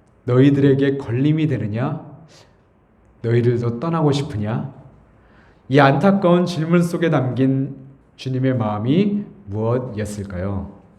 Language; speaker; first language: Korean; native; Korean